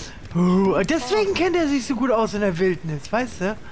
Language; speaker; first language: German; native; German